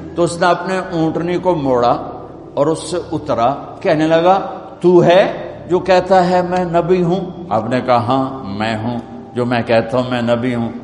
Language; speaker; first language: Urdu; non-native, local second language; Punjabi